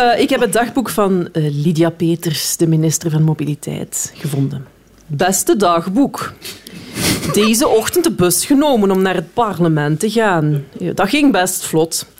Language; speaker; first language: Dutch; native; Dutch